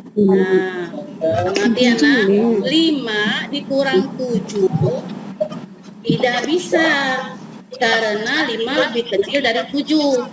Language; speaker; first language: Indonesian; native; Indonesian